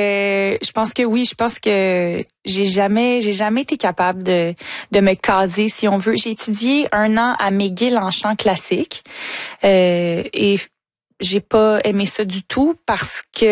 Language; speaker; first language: French; native; French